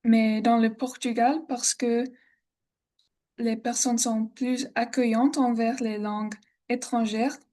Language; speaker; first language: French; non-native, learner; English